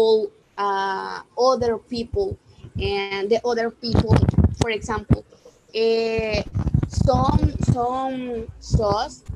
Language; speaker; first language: English; non-native, learner; Spanish